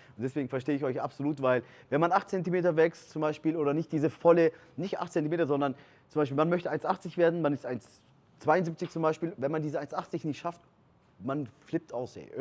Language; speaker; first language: German; early bilingual, other home language; Turkish